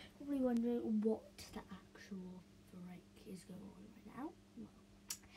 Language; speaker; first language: English; native; English